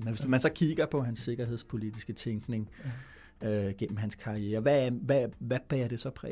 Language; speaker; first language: Danish; native; Danish